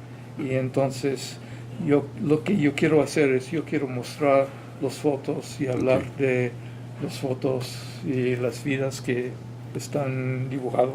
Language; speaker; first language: Spanish; non-native, fluent; English